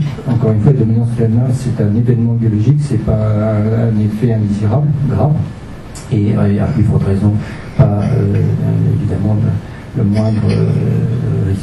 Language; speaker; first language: French; native; French